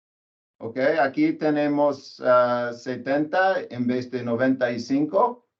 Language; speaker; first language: Spanish; non-native, learner; English